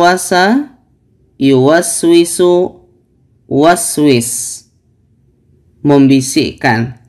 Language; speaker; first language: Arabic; non-native, fluent; Indonesian